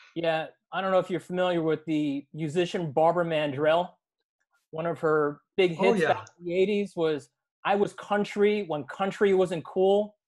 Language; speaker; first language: English; native; English